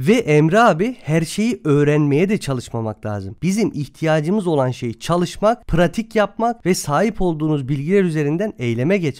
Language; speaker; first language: Turkish; native; Turkish